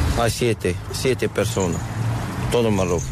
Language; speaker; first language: Spanish; non-native, learner; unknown